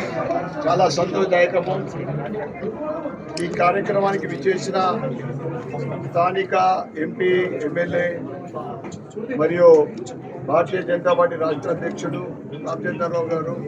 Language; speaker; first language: Telugu; native; Telugu